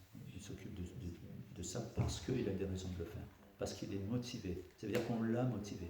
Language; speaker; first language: French; native; French